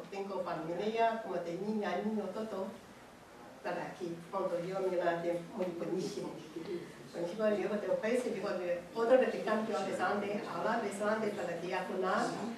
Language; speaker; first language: Spanish; non-native, learner; Chinese